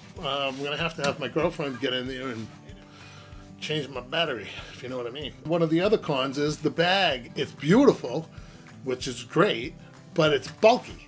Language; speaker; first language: English; native; English